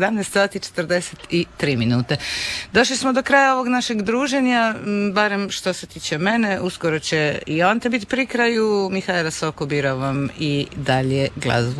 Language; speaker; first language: Serbian; native; Serbian